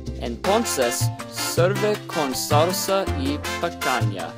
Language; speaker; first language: Spanish; non-native, learner; English